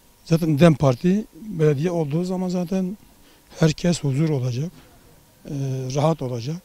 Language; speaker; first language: Turkish; non-native, local second language; Kurdish